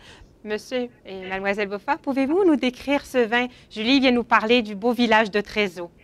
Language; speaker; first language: French; native; French